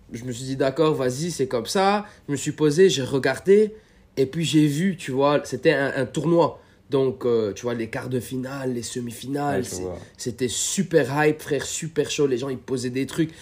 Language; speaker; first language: French; non-native, local second language; Arabic